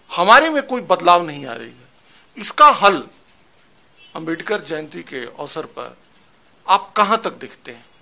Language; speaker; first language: Hindi; native; Hindi